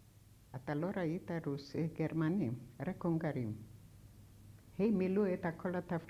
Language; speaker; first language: Hebrew; non-native, fluent; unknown